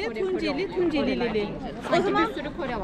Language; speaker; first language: Turkish; native; Turkish